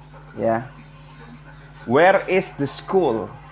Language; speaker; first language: English; non-native, learner; Indonesian